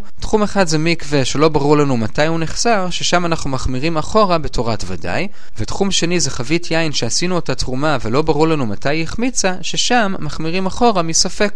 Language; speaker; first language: Hebrew; native; Hebrew